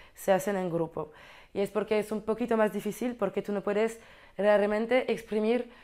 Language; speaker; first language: Spanish; non-native, learner; French